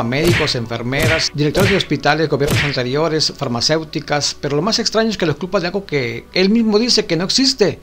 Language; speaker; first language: Spanish; native; Spanish